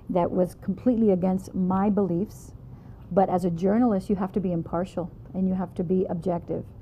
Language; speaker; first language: English; native; English